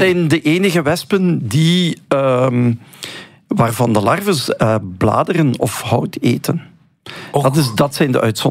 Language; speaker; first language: Dutch; native; Dutch